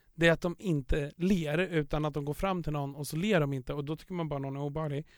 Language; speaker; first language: Swedish; native; Swedish